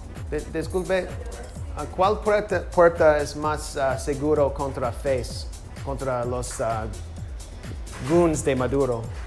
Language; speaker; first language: Spanish; non-native, learner; English